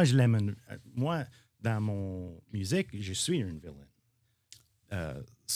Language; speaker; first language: French; non-native, learner; English